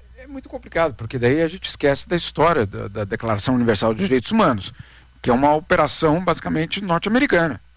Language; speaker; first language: Portuguese; native; Portuguese